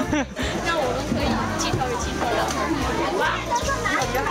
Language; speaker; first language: Chinese; non-native, local second language; Cantonese